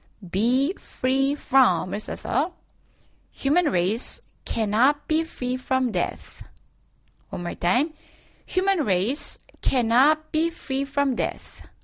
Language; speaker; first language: English; non-native, fluent; Korean